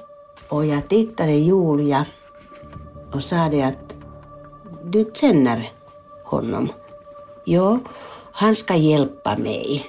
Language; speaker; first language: Swedish; non-native, learner; Finnish